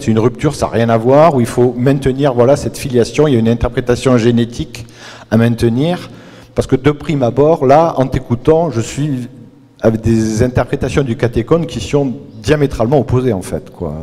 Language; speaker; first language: French; native; French